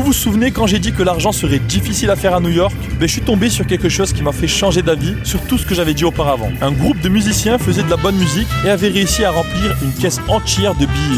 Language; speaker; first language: French; native; French